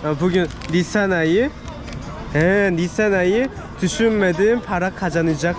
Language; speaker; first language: Turkish; non-native, learner; Korean